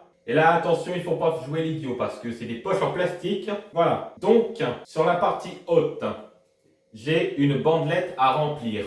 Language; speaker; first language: French; native; French